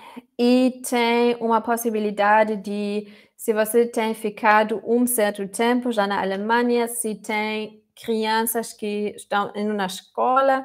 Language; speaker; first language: Portuguese; non-native, fluent; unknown